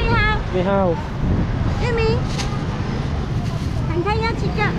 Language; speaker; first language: Chinese; non-native, learner; Filipino